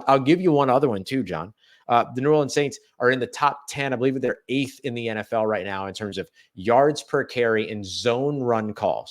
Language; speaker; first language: English; native; English